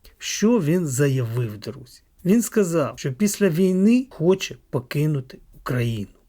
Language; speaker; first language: Ukrainian; native; Ukrainian